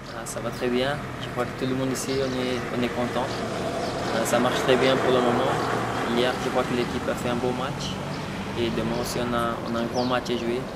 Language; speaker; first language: French; non-native, fluent; Portuguese